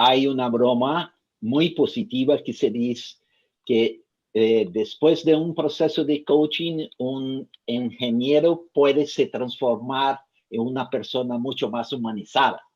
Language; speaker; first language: Spanish; non-native, fluent; Portuguese